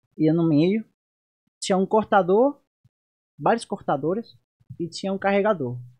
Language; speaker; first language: Portuguese; non-native, fluent; Spanish